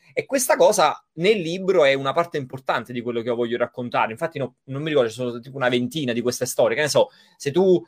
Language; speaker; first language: Italian; native; Italian